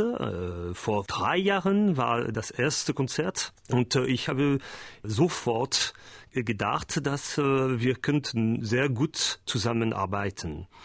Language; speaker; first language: German; non-native, learner; French